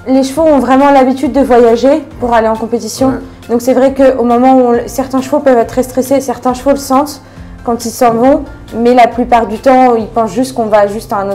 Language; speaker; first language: French; native; French